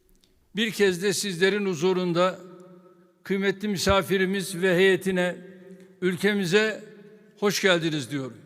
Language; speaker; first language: Turkish; native; Turkish